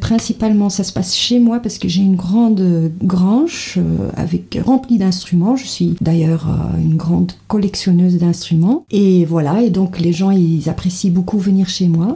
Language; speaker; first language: French; non-native, fluent; Dutch